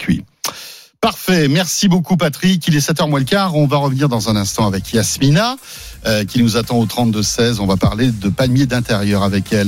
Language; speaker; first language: French; native; French